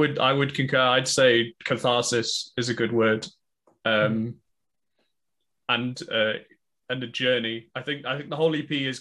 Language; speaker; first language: English; native; English